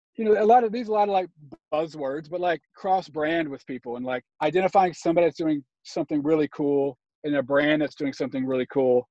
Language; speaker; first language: English; native; English